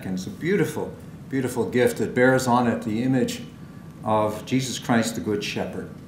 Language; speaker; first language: English; native; English